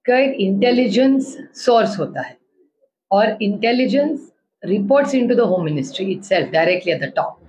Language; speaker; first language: Hindi; non-native, local second language; Marathi